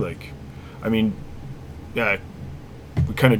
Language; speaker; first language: English; native; English